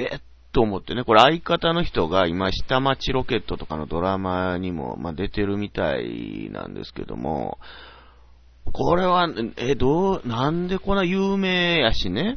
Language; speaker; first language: Japanese; native; Japanese